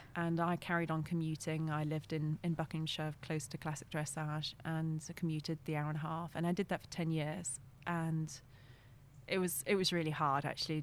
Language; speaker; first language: English; non-native, fluent; French